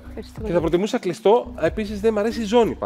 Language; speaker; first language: Greek; native; Greek